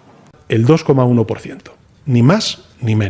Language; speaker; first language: Spanish; native; Spanish